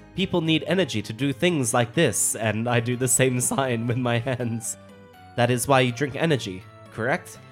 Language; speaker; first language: English; native; English